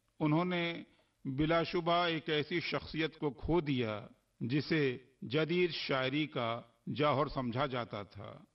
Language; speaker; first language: Urdu; native; Urdu